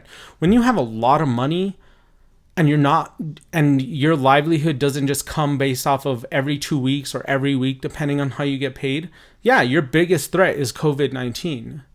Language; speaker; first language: English; native; English